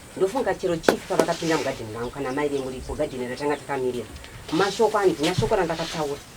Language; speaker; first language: Shona; native; Shona